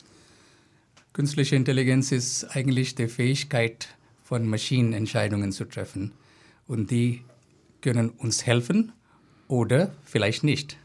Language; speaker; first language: German; non-native, fluent; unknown